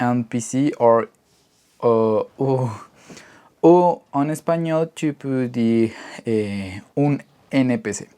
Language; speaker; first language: French; non-native, learner; Spanish